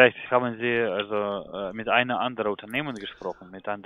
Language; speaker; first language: German; non-native, learner; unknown